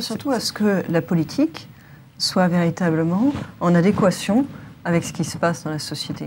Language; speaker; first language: French; native; French